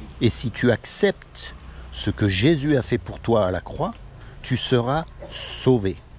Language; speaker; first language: French; native; French